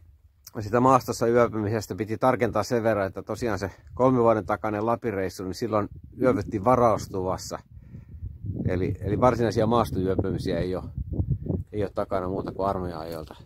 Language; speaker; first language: Finnish; native; Finnish